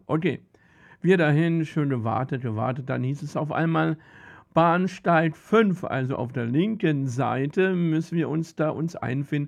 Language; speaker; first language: German; native; German